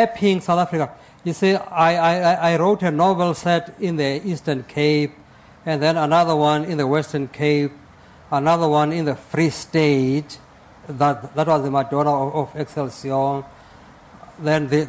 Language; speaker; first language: English; non-native, local second language; Xhosa